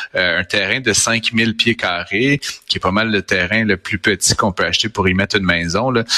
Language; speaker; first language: French; native; French